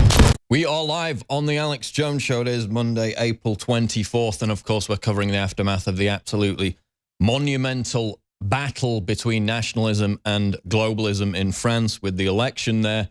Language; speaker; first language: English; native; English